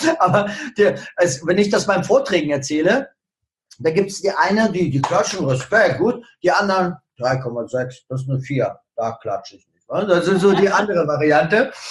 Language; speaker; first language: German; early bilingual, other home language; Russian